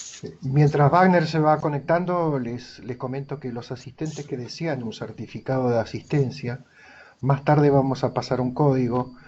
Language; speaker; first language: Spanish; native; Spanish